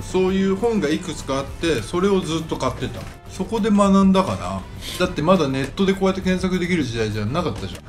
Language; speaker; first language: Japanese; native; Japanese